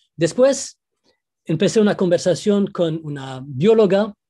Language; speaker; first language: Spanish; non-native, fluent; Arabic